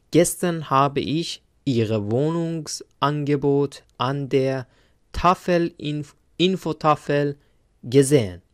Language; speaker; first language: German; non-native, fluent; Persian